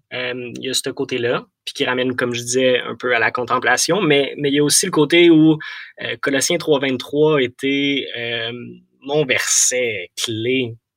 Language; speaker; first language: French; native; French